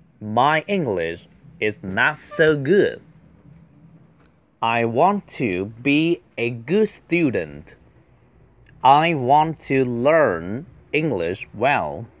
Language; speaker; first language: English; non-native, fluent; Chinese